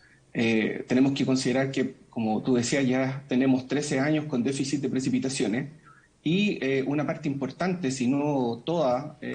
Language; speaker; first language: Spanish; native; Spanish